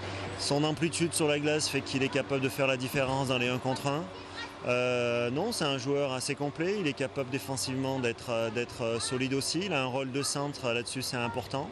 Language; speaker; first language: French; native; French